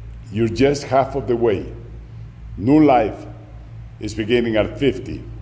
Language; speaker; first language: English; non-native, fluent; Spanish